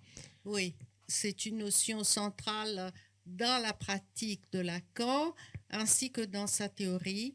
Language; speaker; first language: French; non-native, fluent; Portuguese